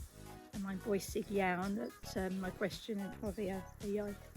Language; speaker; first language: Welsh; non-native, learner; English